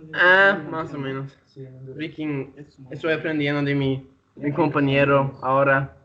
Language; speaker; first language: Spanish; non-native, learner; English